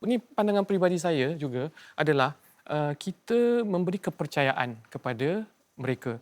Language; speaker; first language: Malay; native; Malay